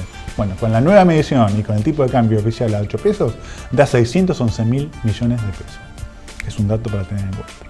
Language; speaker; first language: Spanish; native; Spanish